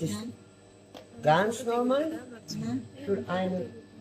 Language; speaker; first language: German; non-native, learner; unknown